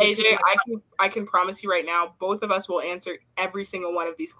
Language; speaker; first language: English; native; English